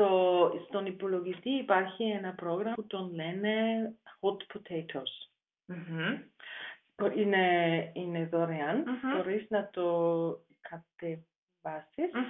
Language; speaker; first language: Greek; non-native, fluent; German